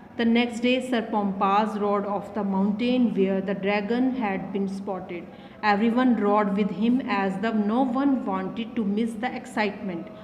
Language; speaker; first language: English; non-native, local second language; Hindi